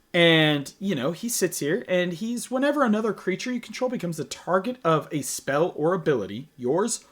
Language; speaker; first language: English; native; English